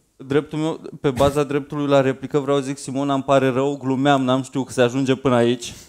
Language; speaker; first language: Romanian; native; Romanian